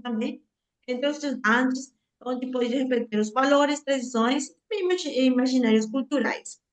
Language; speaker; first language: Portuguese; non-native, learner; Spanish